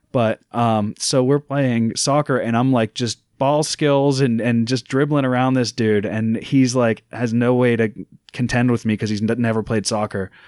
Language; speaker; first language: English; native; English